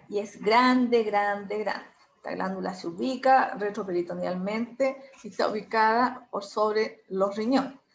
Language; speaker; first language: Spanish; native; Spanish